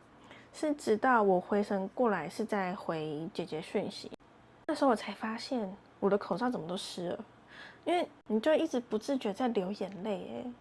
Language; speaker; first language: Chinese; native; Chinese